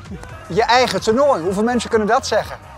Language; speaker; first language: Dutch; native; Dutch